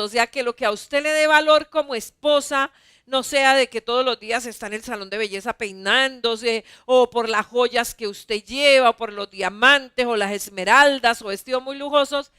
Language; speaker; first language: Spanish; native; Spanish